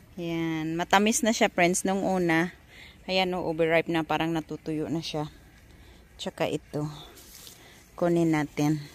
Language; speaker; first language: Filipino; non-native, local second language; Masbatenyo